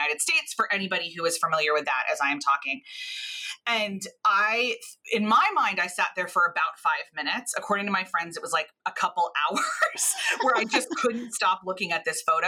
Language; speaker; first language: English; native; English